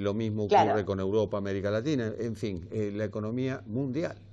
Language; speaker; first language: Spanish; native; Spanish